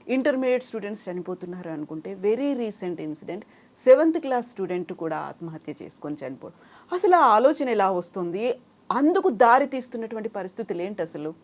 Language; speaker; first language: Telugu; native; Telugu